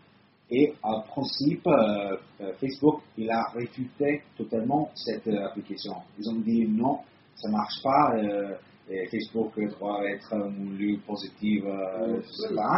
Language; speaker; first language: French; non-native, learner; Italian